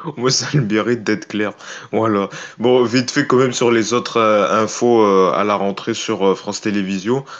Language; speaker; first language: French; native; French